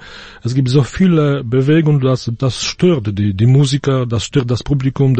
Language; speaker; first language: German; non-native, fluent; Polish